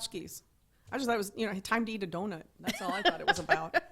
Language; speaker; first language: English; native; English